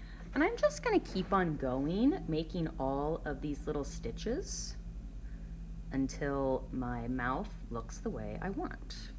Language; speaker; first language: English; native; English